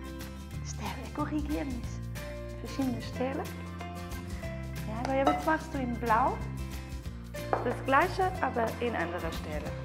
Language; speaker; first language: German; non-native, learner; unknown